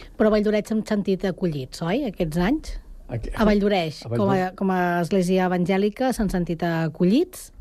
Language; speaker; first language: Catalan; native; Catalan